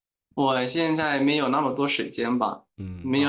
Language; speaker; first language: Chinese; non-native, fluent; Spanish